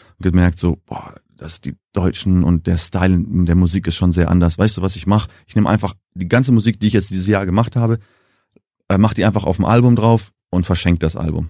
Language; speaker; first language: German; early bilingual, heritage; German